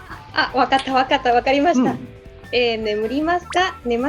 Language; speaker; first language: Japanese; non-native, learner; Spanish